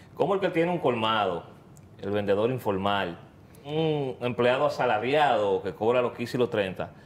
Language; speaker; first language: Spanish; native; Spanish